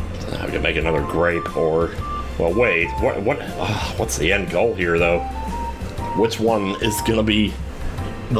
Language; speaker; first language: English; native; English